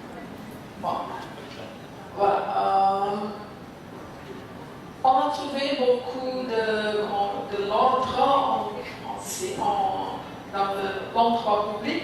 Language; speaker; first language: French; non-native, fluent; Indonesian